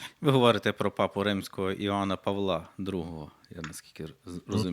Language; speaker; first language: Ukrainian; native; Ukrainian